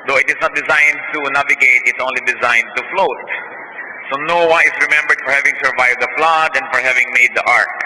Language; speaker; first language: English; non-native, local second language; Filipino